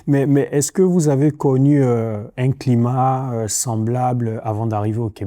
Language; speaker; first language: French; native; French